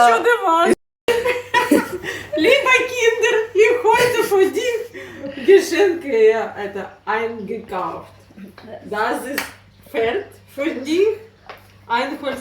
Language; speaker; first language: German; non-native, learner; Ukrainian